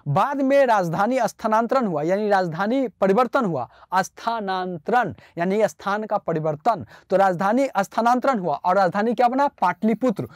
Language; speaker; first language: Hindi; native; Hindi